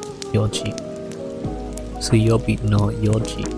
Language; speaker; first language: Japanese; non-native, learner; English